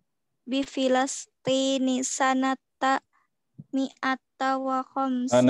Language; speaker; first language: Arabic; non-native, learner; Indonesian